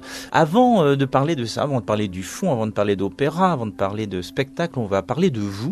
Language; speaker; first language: French; native; French